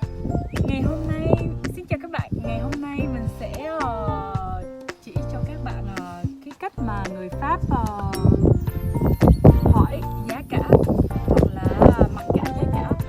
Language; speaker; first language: Vietnamese; non-native, fluent; French